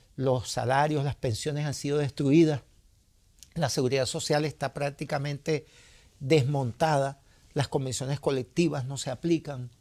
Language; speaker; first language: Spanish; native; Spanish